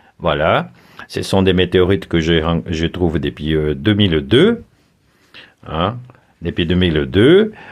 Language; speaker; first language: French; non-native, fluent; Portuguese